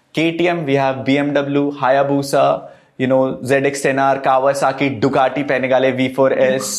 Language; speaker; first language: Hindi; native; Hindi